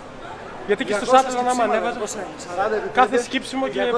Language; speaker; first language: Greek; native; Greek